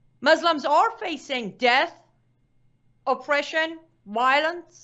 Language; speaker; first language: English; non-native, fluent; Persian